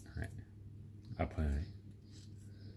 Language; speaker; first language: French; native; French